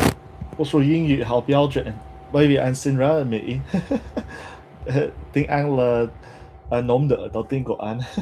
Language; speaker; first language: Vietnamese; non-native, learner; English